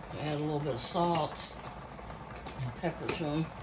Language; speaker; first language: English; native; English